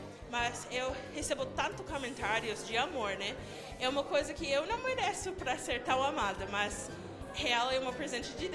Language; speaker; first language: Portuguese; non-native, fluent; English